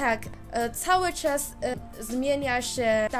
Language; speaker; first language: Polish; non-native, learner; Chinese